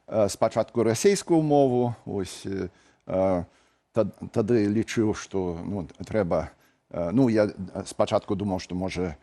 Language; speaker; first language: Belarusian; non-native, fluent; English